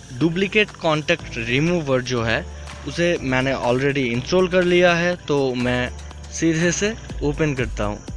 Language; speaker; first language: Hindi; non-native, local second language; Bangla